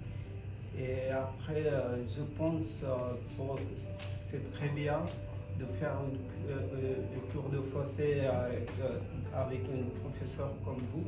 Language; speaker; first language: French; non-native, fluent; Bangla